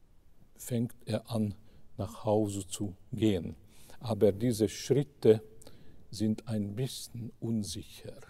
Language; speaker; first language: German; non-native, fluent; Hungarian